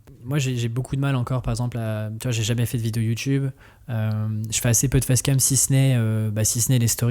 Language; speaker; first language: French; native; French